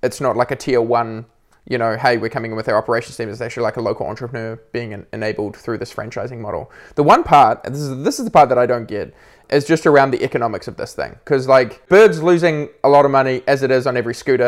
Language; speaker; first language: English; native; English